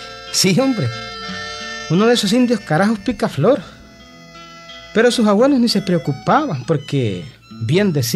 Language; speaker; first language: Spanish; native; Spanish